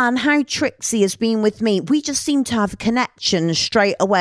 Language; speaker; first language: English; native; English